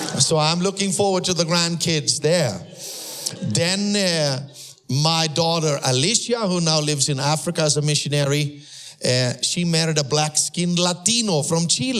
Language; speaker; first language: English; non-native, fluent; German